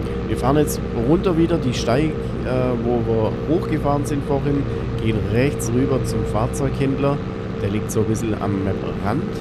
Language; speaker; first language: German; native; German